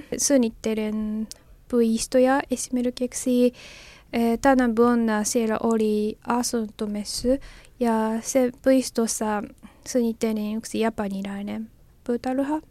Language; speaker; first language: Finnish; non-native, learner; Japanese